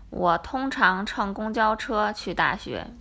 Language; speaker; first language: Chinese; non-native, learner; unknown